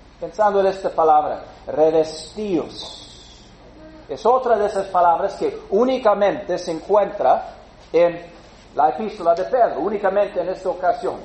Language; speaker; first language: Spanish; non-native, fluent; English